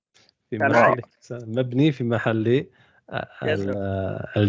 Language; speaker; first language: Arabic; non-native, fluent; English